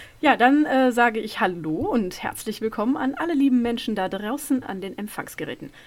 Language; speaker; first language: German; native; German